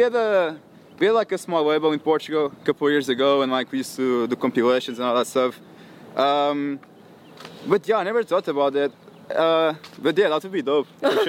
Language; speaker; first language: English; non-native, fluent; Portuguese